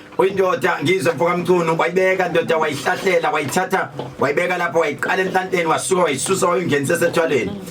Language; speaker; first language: Zulu; native; Zulu